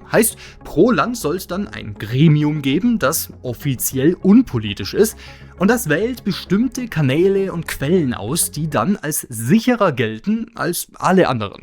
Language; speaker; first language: German; native; German